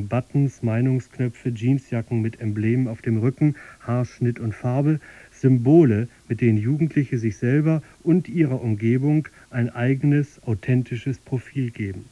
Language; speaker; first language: German; native; German